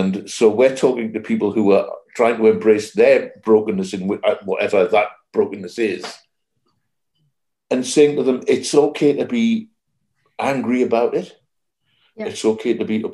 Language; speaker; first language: English; native; English